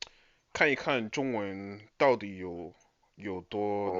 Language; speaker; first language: Chinese; non-native, fluent; English